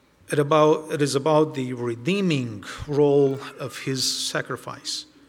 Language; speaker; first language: English; non-native, fluent; Romanian